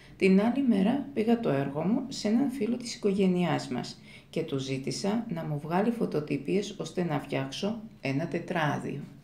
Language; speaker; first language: Greek; non-native, fluent; Georgian